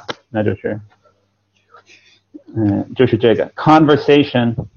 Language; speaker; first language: Chinese; non-native, fluent; English